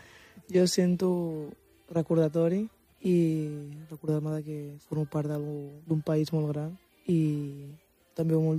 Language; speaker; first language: Catalan; early bilingual, other home language; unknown